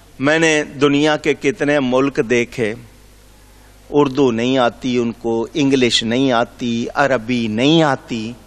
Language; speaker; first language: Urdu; non-native, local second language; Punjabi